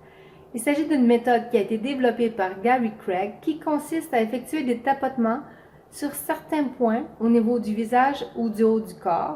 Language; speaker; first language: French; native; French